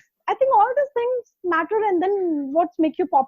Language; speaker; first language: English; non-native, local second language; Hindi